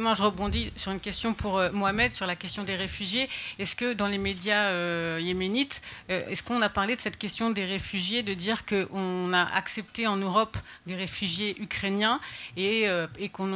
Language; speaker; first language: French; native; French